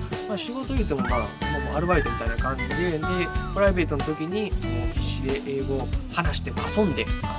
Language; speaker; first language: Japanese; native; Japanese